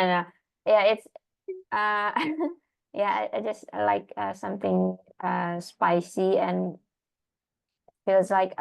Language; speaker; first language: English; non-native, learner; Indonesian